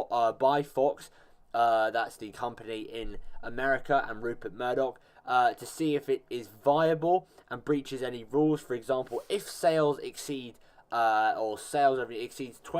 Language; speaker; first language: English; native; English